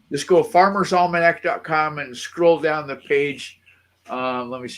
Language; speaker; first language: English; native; English